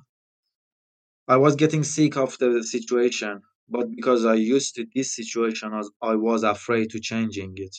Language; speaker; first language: English; non-native, fluent; Persian